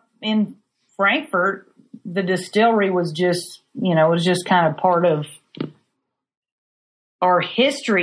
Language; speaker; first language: English; native; English